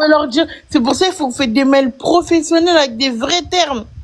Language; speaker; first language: French; native; French